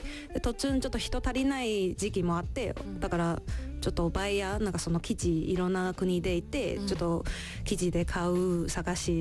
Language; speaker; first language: Japanese; non-native, learner; Chinese